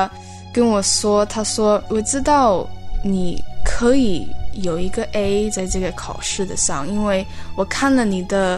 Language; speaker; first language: Chinese; early bilingual, heritage; Chinese